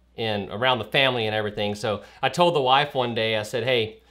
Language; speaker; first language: English; native; English